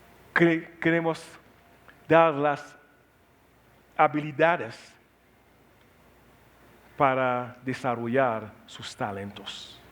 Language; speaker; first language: Spanish; non-native, learner; Haitian Creole